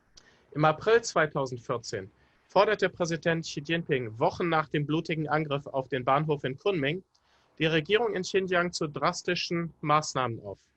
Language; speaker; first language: German; native; German